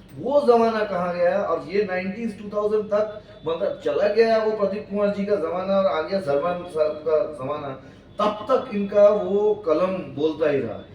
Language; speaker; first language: Hindi; non-native, local second language; Bangla